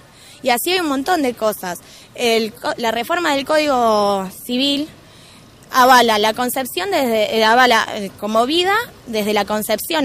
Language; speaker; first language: Spanish; native; Spanish